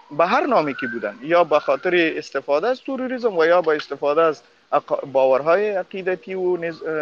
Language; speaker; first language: Persian; non-native, local second language; Pashto